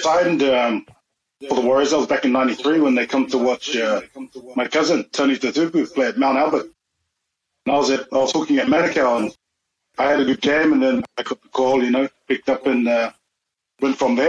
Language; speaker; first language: English; native; English